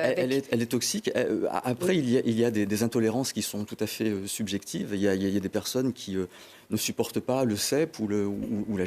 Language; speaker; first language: French; native; French